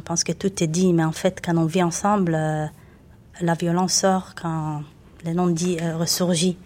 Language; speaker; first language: French; non-native, fluent; Hebrew